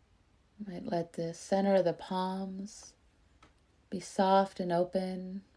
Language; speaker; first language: English; native; English